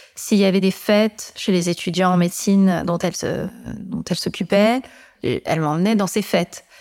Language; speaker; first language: French; native; French